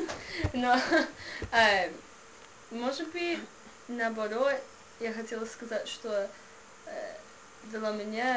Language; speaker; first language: Russian; non-native, learner; English